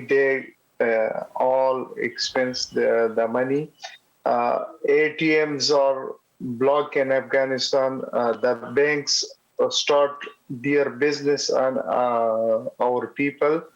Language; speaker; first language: English; non-native, learner; Pashto